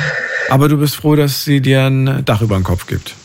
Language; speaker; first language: German; native; German